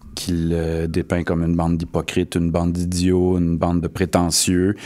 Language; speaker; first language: French; native; French